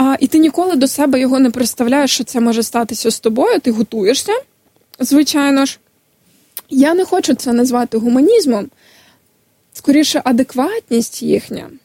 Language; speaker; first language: Ukrainian; non-native, local second language; Crimean Tatar